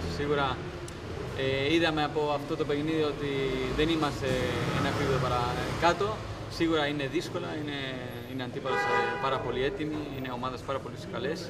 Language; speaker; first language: Greek; non-native, fluent; Spanish